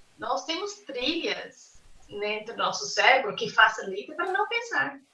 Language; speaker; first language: Portuguese; non-native, fluent; English